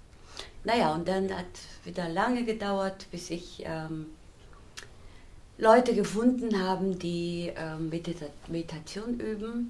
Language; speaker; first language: German; non-native, fluent; Korean